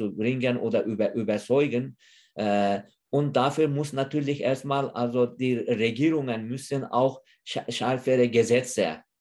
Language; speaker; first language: German; non-native, fluent; Uyghur